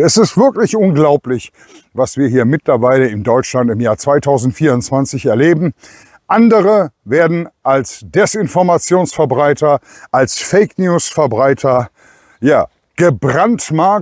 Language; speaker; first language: German; native; German